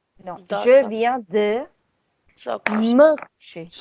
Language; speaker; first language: French; non-native, fluent; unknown